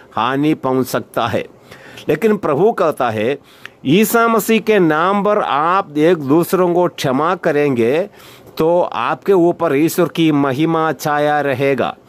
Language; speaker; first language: Hindi; non-native, local second language; Malayalam